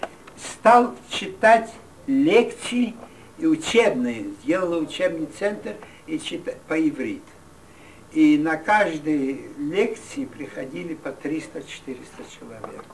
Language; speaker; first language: Russian; non-native, fluent; Yiddish